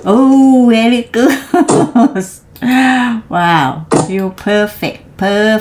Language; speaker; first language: English; non-native, learner; Thai